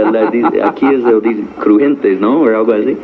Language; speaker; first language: Spanish; non-native, learner; English